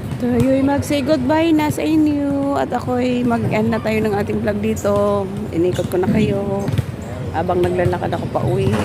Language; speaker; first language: Filipino; native; Filipino